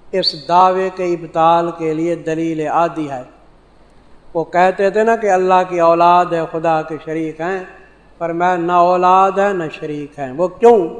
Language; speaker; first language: Urdu; non-native, local second language; Saraiki